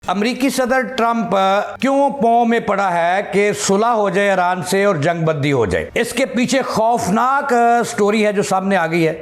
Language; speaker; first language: Urdu; non-native, local second language; Punjabi